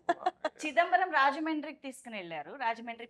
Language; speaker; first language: Telugu; native; Telugu